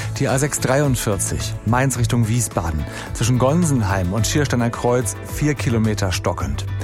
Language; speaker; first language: German; native; German